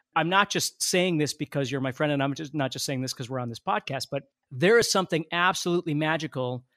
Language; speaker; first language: English; native; English